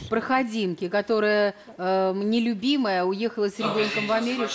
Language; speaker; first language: Russian; native; Russian